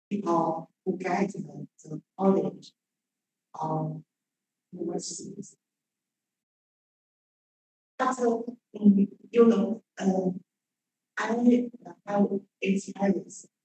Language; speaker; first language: English; non-native, learner; Chinese